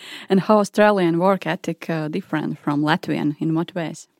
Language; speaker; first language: English; non-native, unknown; Latvian